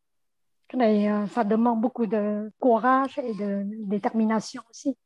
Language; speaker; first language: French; non-native, learner; Vietnamese